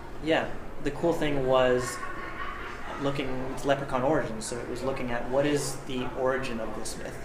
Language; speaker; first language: English; native; English